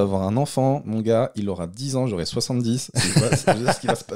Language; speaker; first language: French; native; French